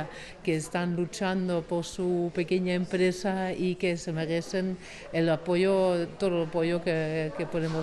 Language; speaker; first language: Spanish; non-native, fluent; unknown